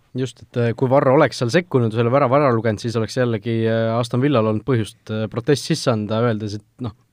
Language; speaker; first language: Estonian; native; Estonian